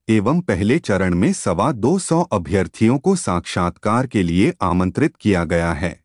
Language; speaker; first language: Hindi; native; Hindi